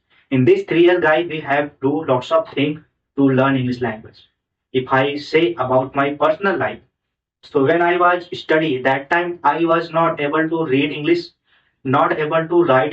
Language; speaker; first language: English; non-native, learner; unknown